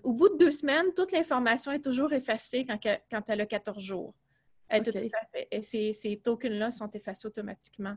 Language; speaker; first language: French; native; French